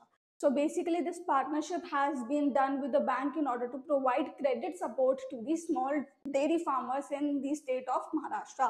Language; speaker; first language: English; non-native, local second language; Hindi